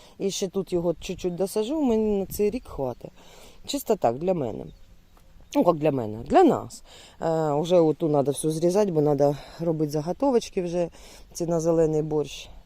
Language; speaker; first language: Ukrainian; non-native, local second language; Russian